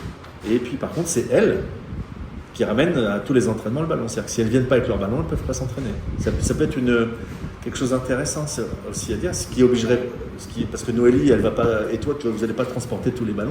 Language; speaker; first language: French; native; French